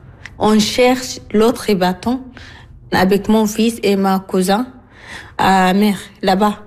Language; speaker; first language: French; non-native, learner; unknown